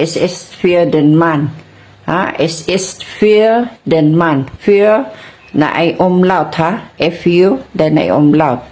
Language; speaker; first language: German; non-native, fluent; Cebuano